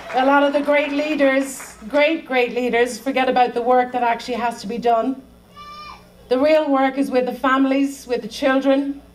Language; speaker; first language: English; native; English